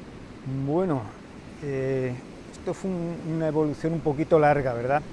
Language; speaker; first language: Spanish; native; Spanish